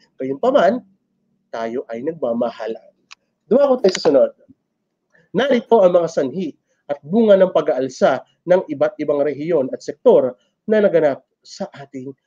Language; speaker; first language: Filipino; native; Filipino